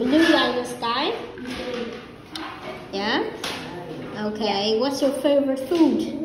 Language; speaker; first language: English; non-native, fluent; Vietnamese